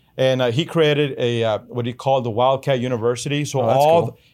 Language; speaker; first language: English; early bilingual, other home language; Spanish